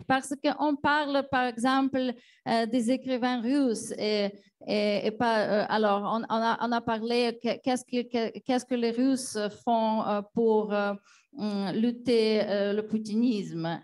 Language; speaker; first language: French; non-native, fluent; Ukrainian